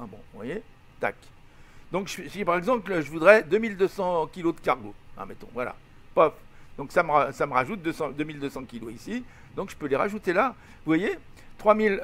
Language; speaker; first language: French; native; French